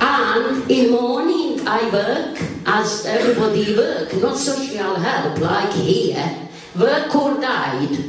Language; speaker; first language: English; non-native, learner; Bosnian